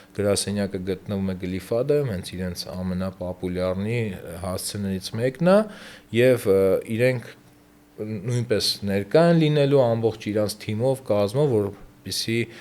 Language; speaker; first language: Armenian; native; Armenian